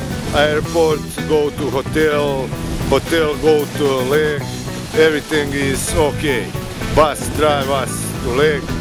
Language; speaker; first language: English; non-native, learner; Croatian